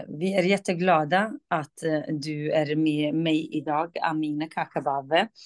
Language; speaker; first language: Swedish; non-native, fluent; Kurdish